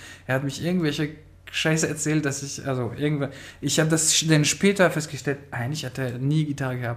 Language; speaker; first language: German; non-native, fluent; French